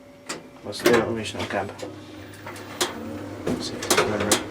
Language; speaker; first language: English; non-native, learner; Finnish